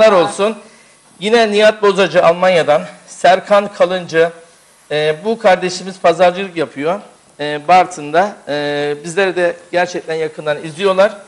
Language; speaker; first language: Turkish; native; Turkish